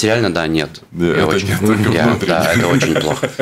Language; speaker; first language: Russian; non-native, fluent; Latvian